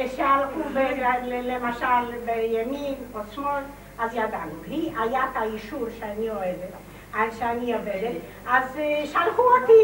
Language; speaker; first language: Hebrew; non-native, fluent; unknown